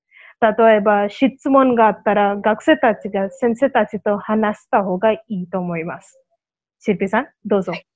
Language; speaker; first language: Japanese; non-native, learner; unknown